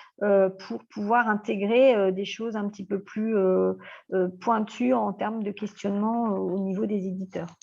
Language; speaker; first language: French; native; French